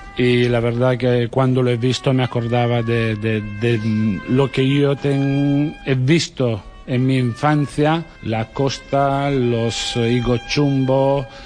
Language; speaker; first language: Spanish; non-native, fluent; Italian